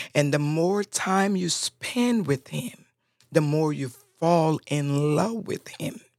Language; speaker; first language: English; non-native, fluent; Spanish